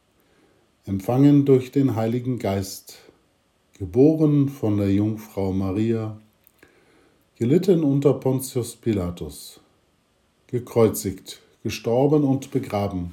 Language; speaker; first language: German; native; German